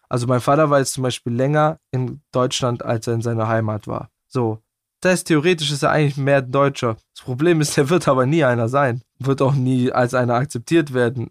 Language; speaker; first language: German; native; German